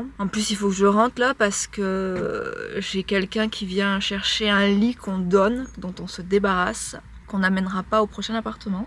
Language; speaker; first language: French; native; French